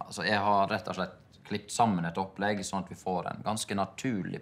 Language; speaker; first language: Norwegian; native; Norwegian